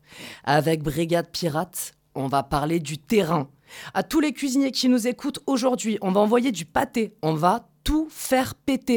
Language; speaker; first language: French; native; French